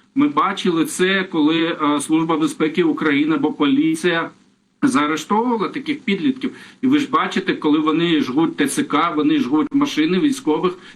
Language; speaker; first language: Ukrainian; non-native, local second language; Russian